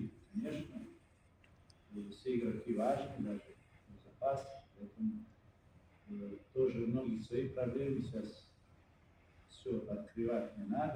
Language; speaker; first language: Russian; non-native, fluent; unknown